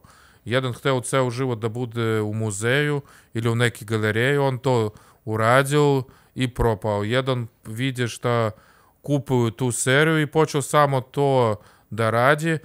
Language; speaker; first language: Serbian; non-native, learner; Russian